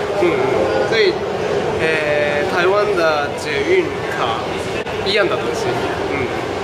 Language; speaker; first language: Chinese; non-native, learner; Japanese